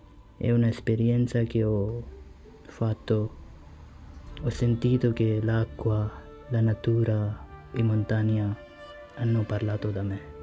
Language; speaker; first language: Italian; non-native, learner; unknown